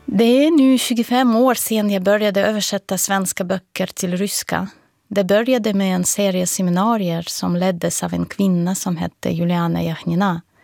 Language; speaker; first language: Swedish; non-native, fluent; Russian